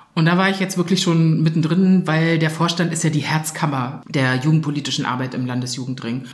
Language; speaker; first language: German; native; German